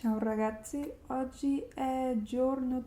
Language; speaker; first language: Italian; non-native, learner; English